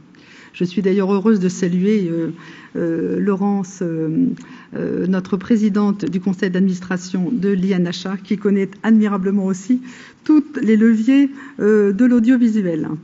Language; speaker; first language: French; native; French